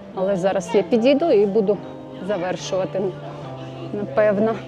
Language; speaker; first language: Ukrainian; non-native, local second language; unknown